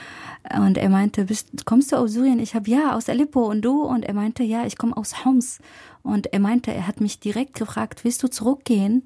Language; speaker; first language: German; non-native, fluent; Arabic